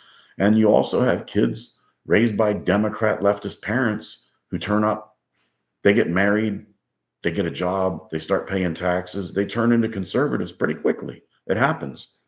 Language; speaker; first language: English; native; English